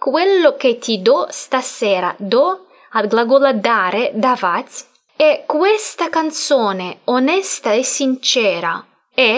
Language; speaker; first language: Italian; non-native, fluent; Russian